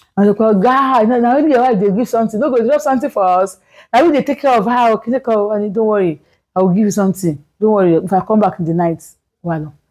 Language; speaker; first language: English; non-native, local second language; Yoruba